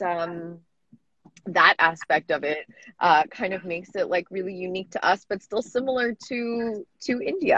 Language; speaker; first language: English; native; English